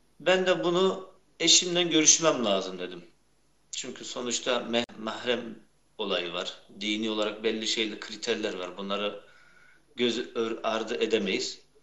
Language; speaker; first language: Turkish; early bilingual, heritage; Turkish